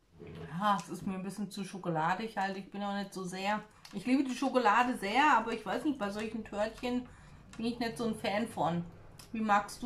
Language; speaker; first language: German; native; German